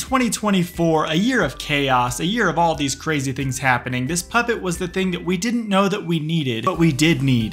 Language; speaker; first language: English; native; English